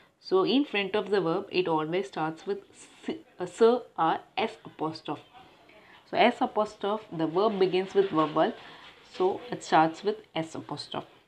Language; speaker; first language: English; non-native, local second language; Tamil